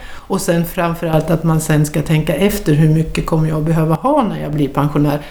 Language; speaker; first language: Swedish; native; Swedish